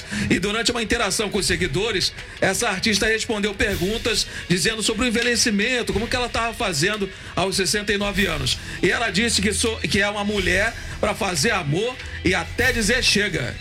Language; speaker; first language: Portuguese; native; Portuguese